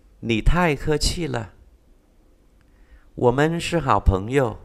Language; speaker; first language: Chinese; non-native, fluent; Vietnamese